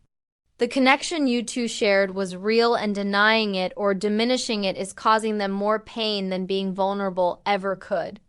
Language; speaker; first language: English; native; English